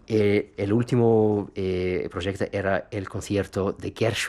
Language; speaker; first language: Spanish; non-native, fluent; Russian